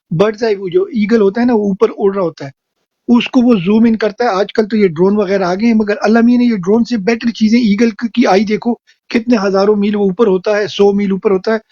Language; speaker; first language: Urdu; native; Urdu